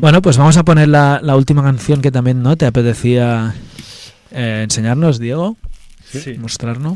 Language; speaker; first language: Spanish; non-native, local second language; Catalan